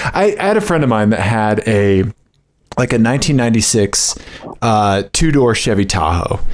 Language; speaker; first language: English; native; English